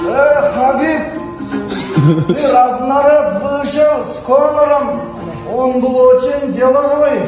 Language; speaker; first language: Russian; non-native, local second language; Kyrgyz